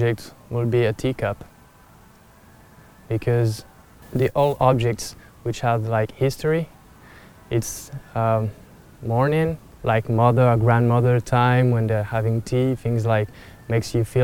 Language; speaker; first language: English; non-native, fluent; French